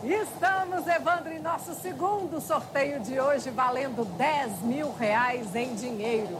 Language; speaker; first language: Portuguese; native; Portuguese